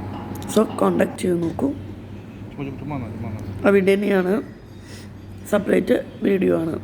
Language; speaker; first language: Malayalam; native; Malayalam